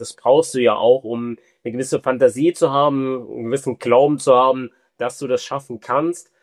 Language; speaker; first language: German; early bilingual, other home language; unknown